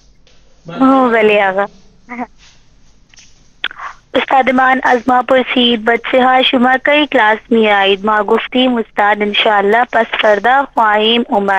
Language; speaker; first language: Persian; non-native, learner; Urdu